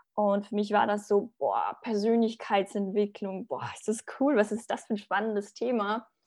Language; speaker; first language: German; early bilingual, other home language; Bosnian